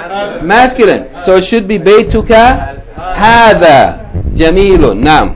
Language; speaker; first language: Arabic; non-native, fluent; English